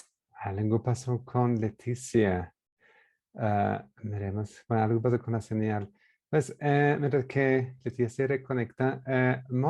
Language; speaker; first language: Spanish; non-native, fluent; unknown